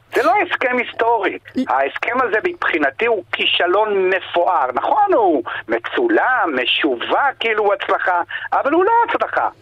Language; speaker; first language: Hebrew; native; Hebrew